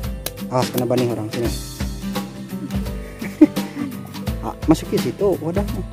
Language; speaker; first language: Indonesian; native; Indonesian